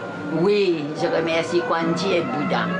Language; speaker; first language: French; non-native, local second language; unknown